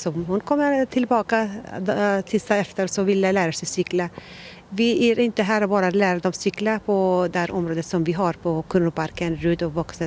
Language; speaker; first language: Swedish; non-native, learner; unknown